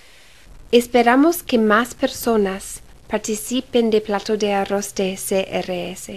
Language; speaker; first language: Spanish; early bilingual, heritage; Spanish